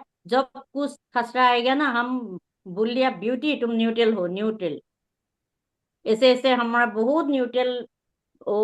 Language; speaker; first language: Hindi; non-native, local second language; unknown